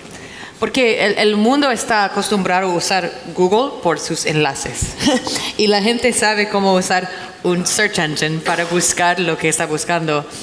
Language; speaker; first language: Spanish; non-native, fluent; English